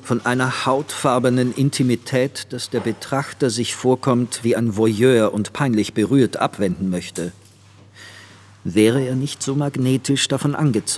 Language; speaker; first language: German; native; German